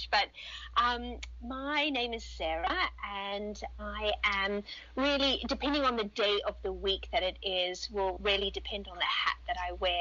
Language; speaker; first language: English; native; English